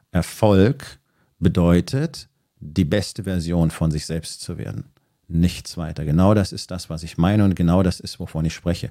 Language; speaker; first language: German; native; German